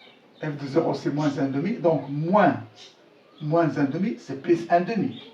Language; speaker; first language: French; non-native, local second language; Arabic